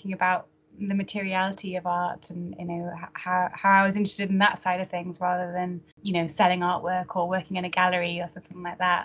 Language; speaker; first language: English; native; English